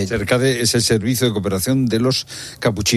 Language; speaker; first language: Spanish; native; Spanish